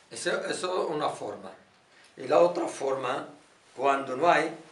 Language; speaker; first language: Spanish; non-native, learner; Arabic